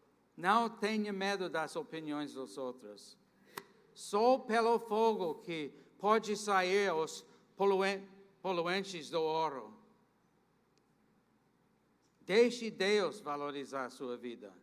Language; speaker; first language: Portuguese; non-native, fluent; English